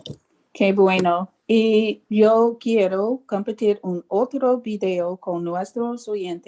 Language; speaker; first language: Spanish; non-native, learner; English